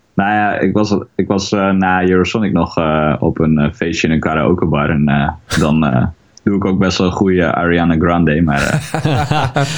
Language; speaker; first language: Dutch; native; Dutch